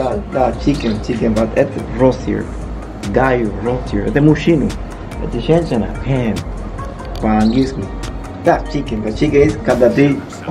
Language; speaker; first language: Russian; non-native, learner; Spanish